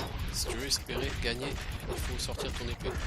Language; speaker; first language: French; native; French